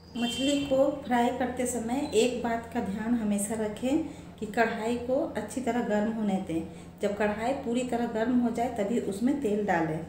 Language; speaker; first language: Hindi; non-native, local second language; Bangla